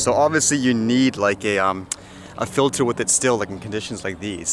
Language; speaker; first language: English; native; English